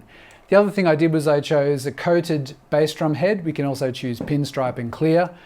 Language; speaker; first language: English; native; English